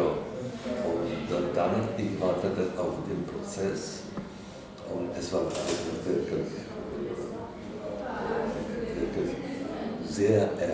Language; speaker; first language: German; non-native, learner; Czech